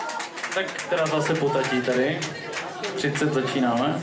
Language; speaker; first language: Czech; native; Czech